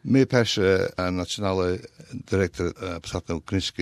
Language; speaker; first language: Ukrainian; early bilingual, heritage; Ukrainian